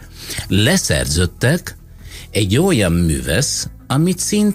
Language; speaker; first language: Hungarian; non-native, fluent; Italian